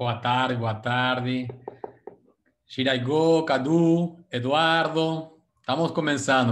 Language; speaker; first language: Portuguese; non-native, fluent; Spanish